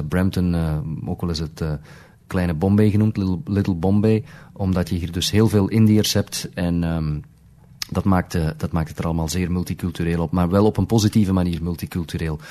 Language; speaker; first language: Dutch; native; Dutch